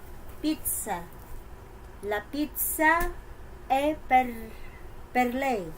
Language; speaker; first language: Italian; non-native, learner; Filipino